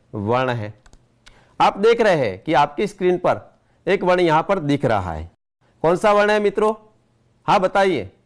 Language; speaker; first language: Hindi; non-native, local second language; Gujarati